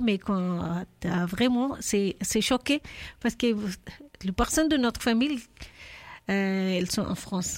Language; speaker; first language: French; non-native, learner; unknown